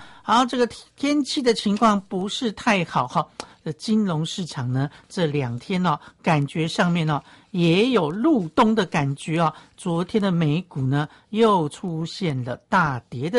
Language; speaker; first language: Chinese; native; Chinese